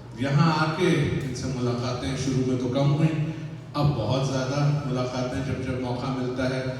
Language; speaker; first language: Urdu; native; Urdu